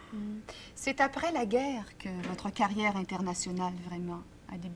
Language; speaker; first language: French; native; French